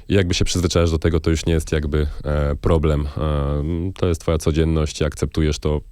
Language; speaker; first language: Polish; non-native, fluent; French